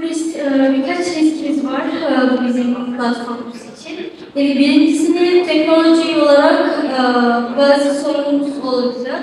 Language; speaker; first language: Turkish; non-native, fluent; Indonesian